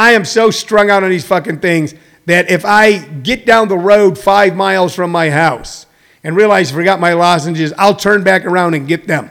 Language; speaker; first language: English; native; English